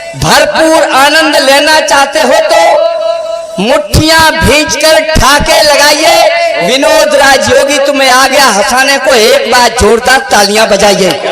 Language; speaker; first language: Hindi; native; Hindi